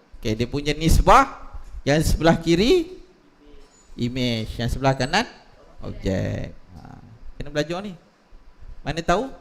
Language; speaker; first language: Malay; native; Malay